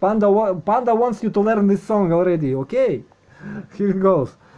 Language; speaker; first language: English; non-native, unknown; Russian